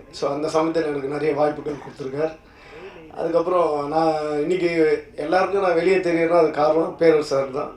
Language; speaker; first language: Tamil; native; Tamil